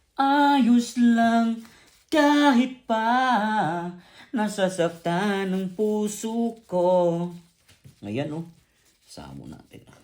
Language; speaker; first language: Filipino; native; Filipino